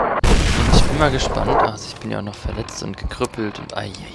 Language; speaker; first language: German; native; German